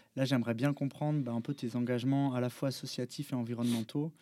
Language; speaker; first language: French; native; French